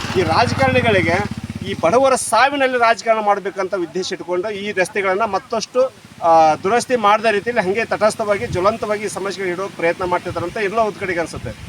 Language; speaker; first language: Kannada; native; Kannada